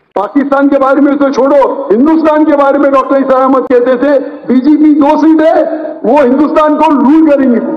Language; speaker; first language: Urdu; non-native, local second language; Konkani